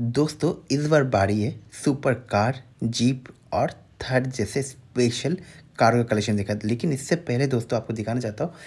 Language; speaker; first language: Hindi; non-native, local second language; Bangla